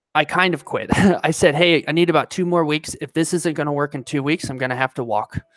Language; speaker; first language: English; native; English